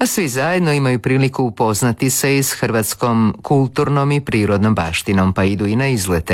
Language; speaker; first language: Croatian; native; Croatian